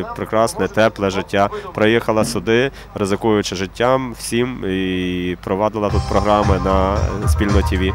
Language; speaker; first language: Ukrainian; native; Ukrainian